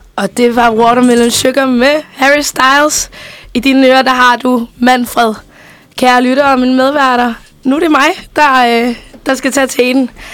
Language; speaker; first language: Danish; early bilingual, other home language; Spanish